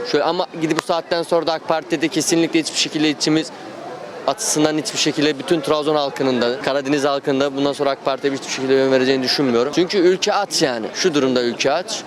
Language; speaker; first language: Turkish; native; Turkish